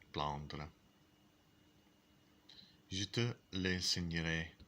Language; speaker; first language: French; non-native, learner; English